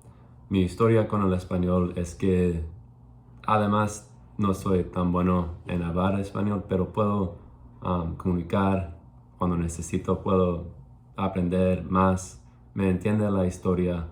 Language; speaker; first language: Spanish; non-native, learner; English